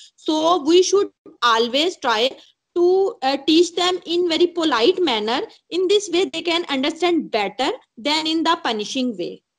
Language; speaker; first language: English; non-native, local second language; Punjabi